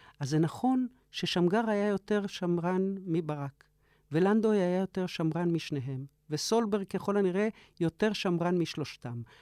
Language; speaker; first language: Hebrew; early bilingual, other home language; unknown